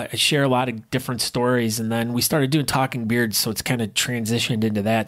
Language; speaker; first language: English; native; English